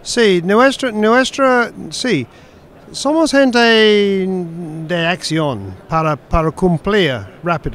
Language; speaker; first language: Spanish; non-native, fluent; English